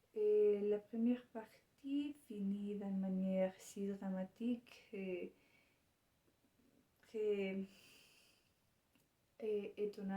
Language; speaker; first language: French; non-native, learner; Spanish